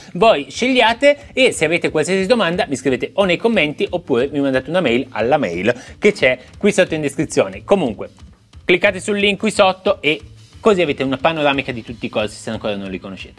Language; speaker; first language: Italian; native; Italian